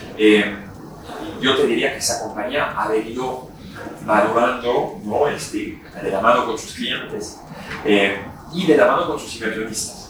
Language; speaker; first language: Spanish; non-native, fluent; French